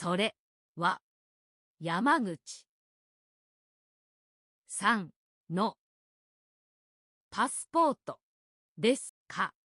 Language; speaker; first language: Japanese; non-native, learner; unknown